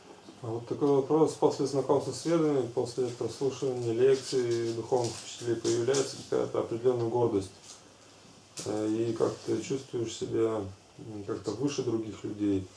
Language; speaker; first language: Russian; native; Russian